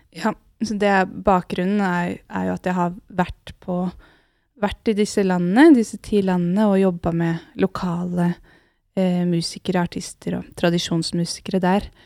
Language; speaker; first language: Norwegian; native; Norwegian